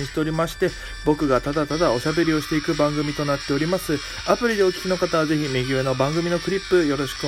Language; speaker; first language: Japanese; native; Japanese